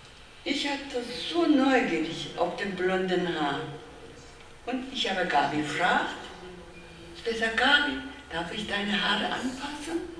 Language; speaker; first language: German; non-native, fluent; Korean